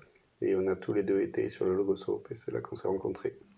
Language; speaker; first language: French; native; French